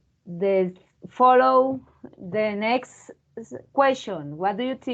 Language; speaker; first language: English; non-native, fluent; Spanish